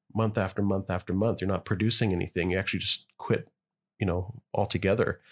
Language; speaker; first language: English; native; English